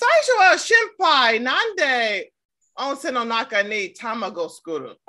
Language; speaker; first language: Japanese; non-native, learner; English